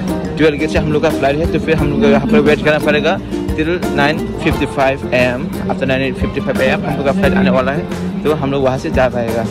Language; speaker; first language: Hindi; non-native, local second language; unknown